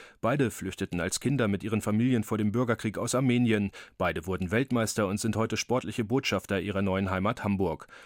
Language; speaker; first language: German; native; German